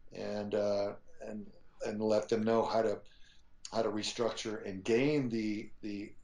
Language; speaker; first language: English; native; English